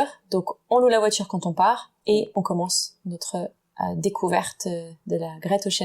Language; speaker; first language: French; native; French